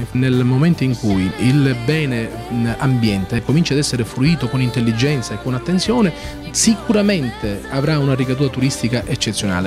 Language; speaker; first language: Italian; native; Italian